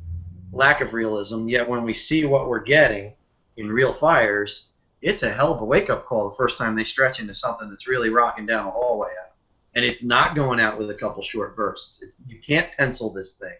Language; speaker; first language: English; native; English